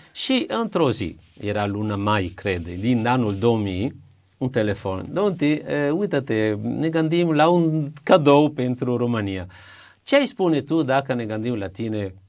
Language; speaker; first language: Romanian; non-native, fluent; Italian